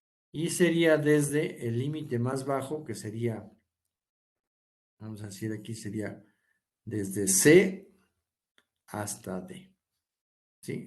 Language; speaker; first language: Spanish; native; Spanish